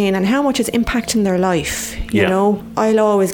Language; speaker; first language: English; native; English